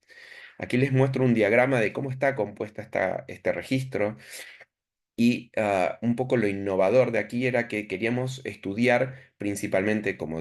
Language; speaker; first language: Spanish; native; Spanish